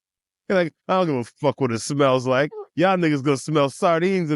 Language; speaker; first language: English; native; English